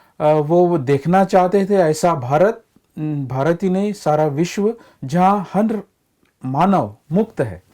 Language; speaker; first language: Hindi; non-native, local second language; Marathi